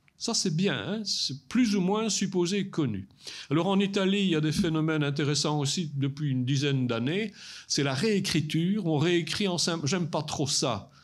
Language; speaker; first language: French; native; French